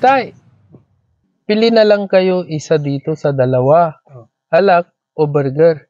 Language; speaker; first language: Filipino; non-native, learner; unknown